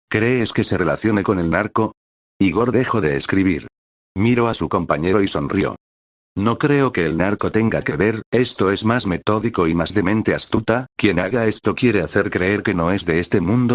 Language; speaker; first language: Spanish; native; Spanish